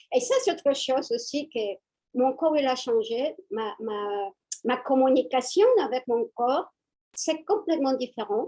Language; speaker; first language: French; non-native, fluent; Spanish